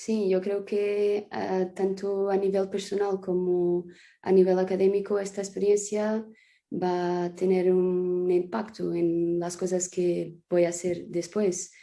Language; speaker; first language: Spanish; non-native, fluent; Portuguese